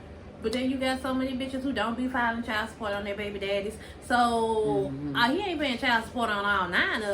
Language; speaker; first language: English; native; English